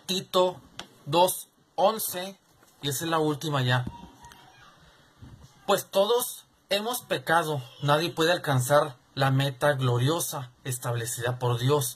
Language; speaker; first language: Spanish; native; Spanish